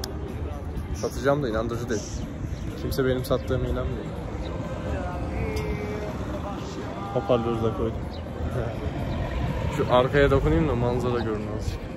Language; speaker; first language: Turkish; native; Turkish